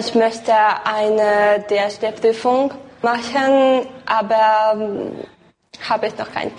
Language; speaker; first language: German; non-native, local second language; Hungarian